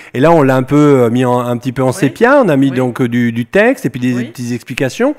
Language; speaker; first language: French; native; French